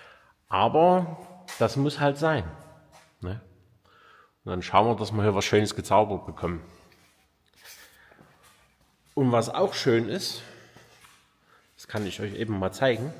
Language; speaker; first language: German; native; German